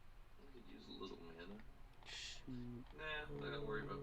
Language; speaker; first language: English; native; English